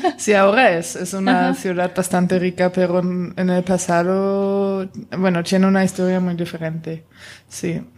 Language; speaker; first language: Spanish; non-native, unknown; German